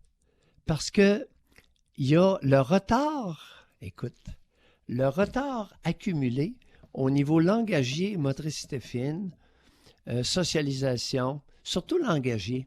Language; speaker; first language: French; native; French